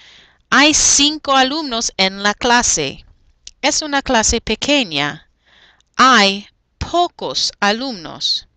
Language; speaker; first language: Spanish; non-native, fluent; English